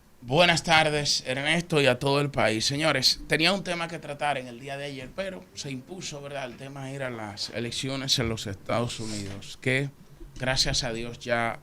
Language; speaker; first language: Spanish; native; Spanish